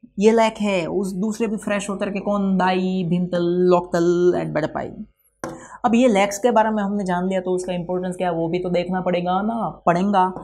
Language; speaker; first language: Hindi; non-native, local second language; Gujarati